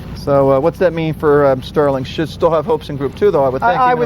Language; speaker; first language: English; native; English